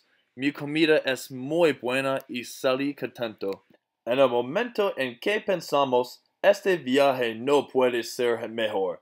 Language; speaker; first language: Spanish; non-native, learner; English